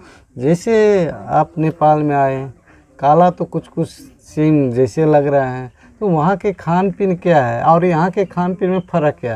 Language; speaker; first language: Hindi; non-native, learner; Maithili